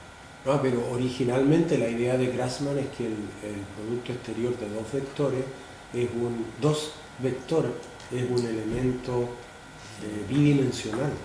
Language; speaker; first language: Spanish; native; Spanish